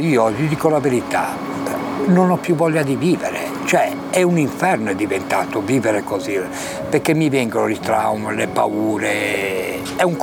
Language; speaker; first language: Italian; native; Italian